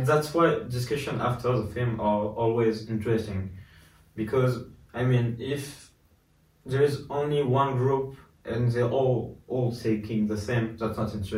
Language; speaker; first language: English; non-native, learner; French